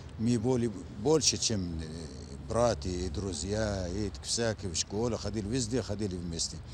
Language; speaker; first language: Russian; non-native, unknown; Arabic